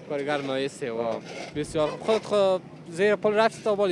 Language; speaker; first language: Persian; native; Persian